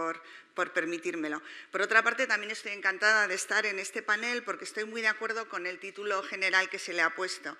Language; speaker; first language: Spanish; native; Spanish